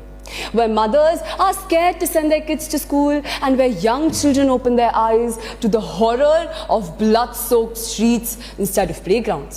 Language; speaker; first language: English; non-native, local second language; Hindi